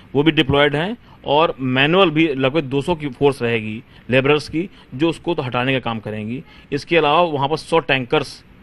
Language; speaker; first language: Hindi; native; Hindi